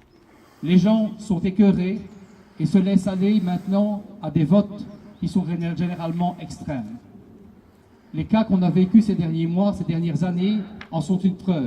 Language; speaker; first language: French; native; French